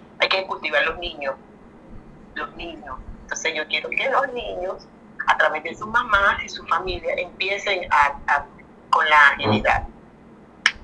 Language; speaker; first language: Spanish; native; Spanish